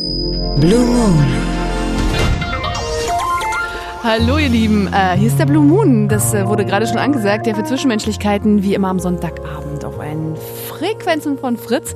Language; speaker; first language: German; native; German